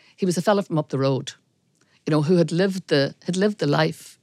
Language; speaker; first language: English; native; English